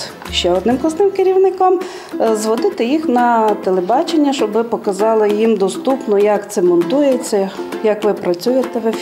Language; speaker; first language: Ukrainian; native; Ukrainian